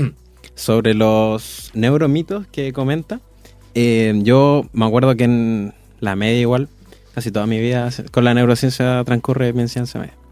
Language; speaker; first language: Spanish; native; Spanish